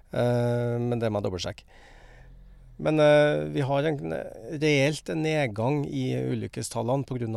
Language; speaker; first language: Norwegian; native; Norwegian